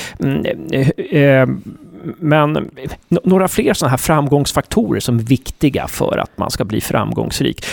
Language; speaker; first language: Swedish; native; Swedish